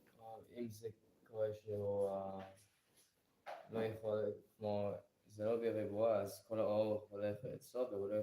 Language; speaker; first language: Hebrew; non-native, learner; English